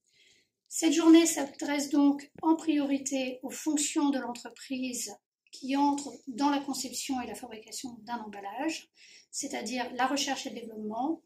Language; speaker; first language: French; native; French